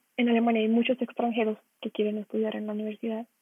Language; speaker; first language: Spanish; native; Spanish